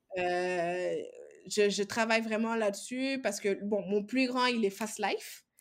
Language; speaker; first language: French; non-native, local second language; Wolof